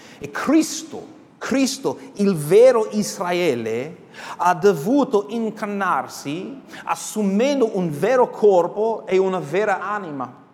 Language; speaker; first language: Italian; non-native, fluent; English